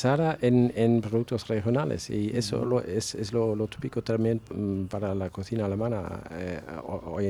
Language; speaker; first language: Spanish; non-native, fluent; German